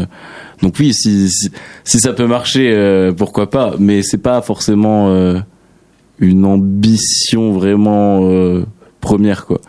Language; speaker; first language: French; native; French